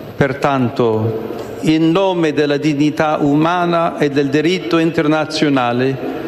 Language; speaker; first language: Italian; non-native, fluent; English